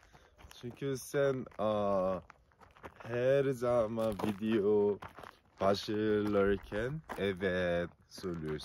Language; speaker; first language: Turkish; non-native, learner; Korean